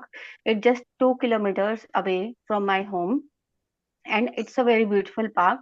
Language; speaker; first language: English; non-native, learner; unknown